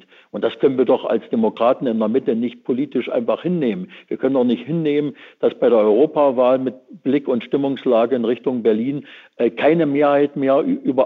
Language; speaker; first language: German; native; German